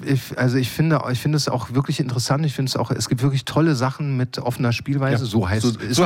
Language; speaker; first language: German; native; German